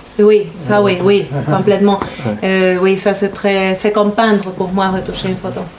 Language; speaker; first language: French; non-native, fluent; Spanish